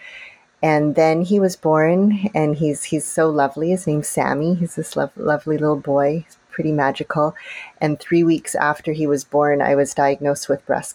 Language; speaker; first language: English; native; English